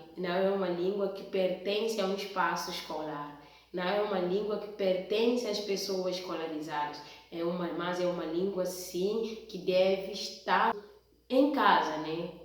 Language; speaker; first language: Portuguese; non-native, local second language; Upper Guinea Crioulo